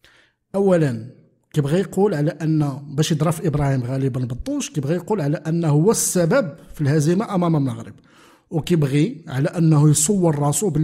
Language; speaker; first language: Arabic; native; Arabic